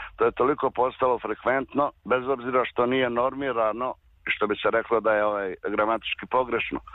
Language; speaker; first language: Serbian; native; Serbian